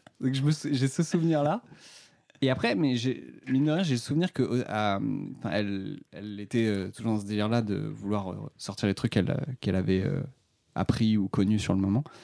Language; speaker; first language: French; native; French